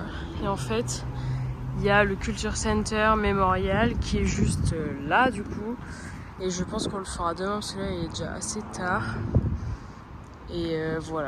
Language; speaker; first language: French; native; French